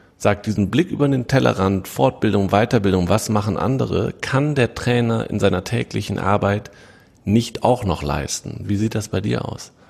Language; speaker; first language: German; native; German